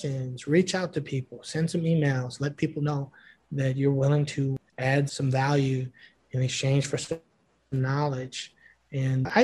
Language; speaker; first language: English; native; English